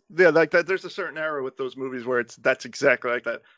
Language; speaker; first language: English; early bilingual, other home language; Spanish